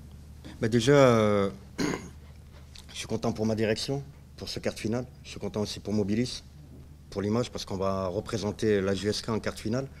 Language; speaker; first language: French; native; French